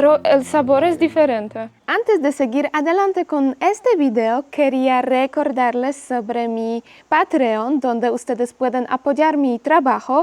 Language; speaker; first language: Spanish; non-native, fluent; Polish